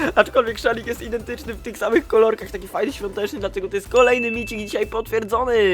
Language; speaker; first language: Polish; native; Polish